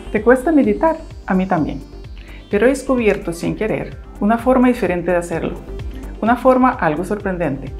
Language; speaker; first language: Spanish; non-native, fluent; Russian